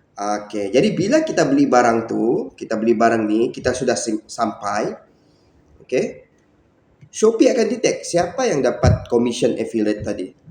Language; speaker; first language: Malay; native; Malay